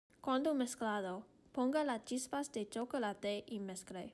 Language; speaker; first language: Spanish; non-native, learner; English